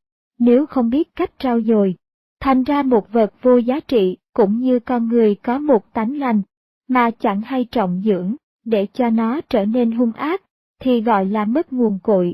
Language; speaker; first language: Vietnamese; native; Vietnamese